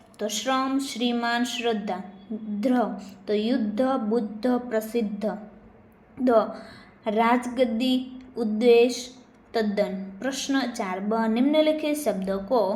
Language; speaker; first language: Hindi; non-native, local second language; Gujarati